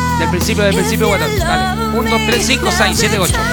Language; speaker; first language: Spanish; native; Spanish